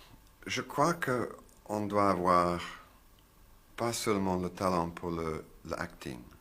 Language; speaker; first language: French; non-native, learner; English